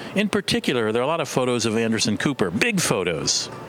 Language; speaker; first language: English; non-native, fluent; Korean